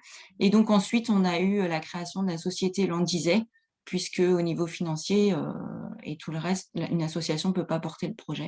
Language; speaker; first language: French; native; French